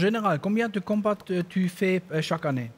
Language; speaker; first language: French; non-native, learner; German